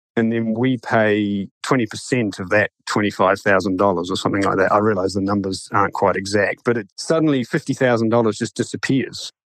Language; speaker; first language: English; native; English